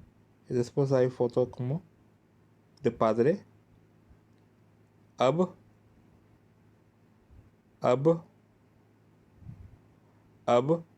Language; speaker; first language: Spanish; non-native, learner; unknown